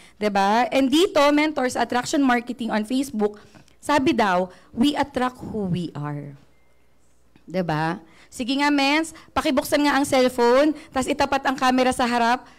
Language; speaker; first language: Filipino; native; Filipino